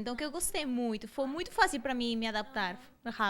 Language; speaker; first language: Portuguese; non-native, fluent; Spanish